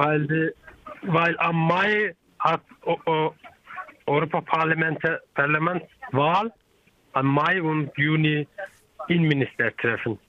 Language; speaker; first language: German; non-native, learner; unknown